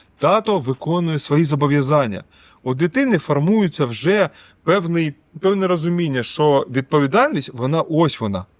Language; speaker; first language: Ukrainian; non-native, local second language; Russian